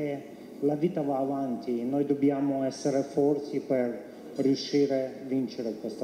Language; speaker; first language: Italian; non-native, fluent; Ukrainian